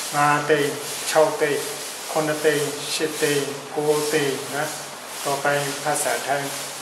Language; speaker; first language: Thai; non-native, fluent; Burmese